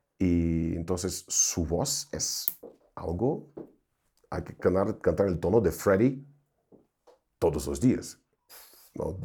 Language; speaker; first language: Spanish; non-native, fluent; Portuguese